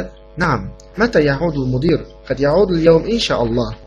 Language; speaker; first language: Arabic; non-native, fluent; Uyghur